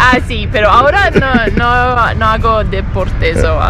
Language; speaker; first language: Spanish; non-native, learner; English